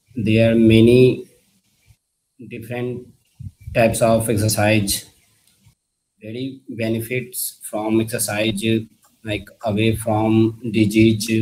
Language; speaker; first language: English; non-native, learner; Hindi